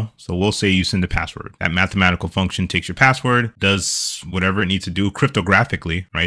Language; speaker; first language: English; native; English